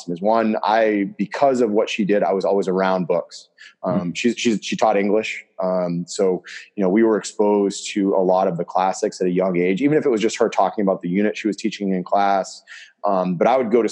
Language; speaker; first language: English; native; English